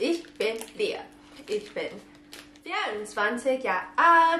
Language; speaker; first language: German; non-native, learner; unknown